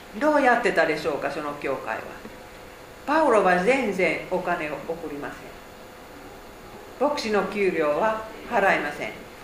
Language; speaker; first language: Japanese; non-native, fluent; Finnish